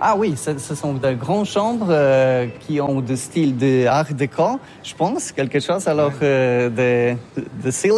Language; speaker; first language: French; non-native, learner; Polish